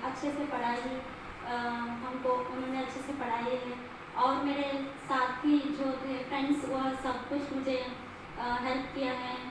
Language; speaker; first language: Hindi; non-native, local second language; Kannada